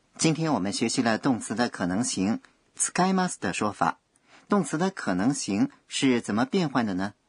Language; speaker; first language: Chinese; non-native, fluent; Japanese